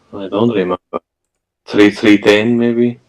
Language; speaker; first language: English; non-native, learner; Arabic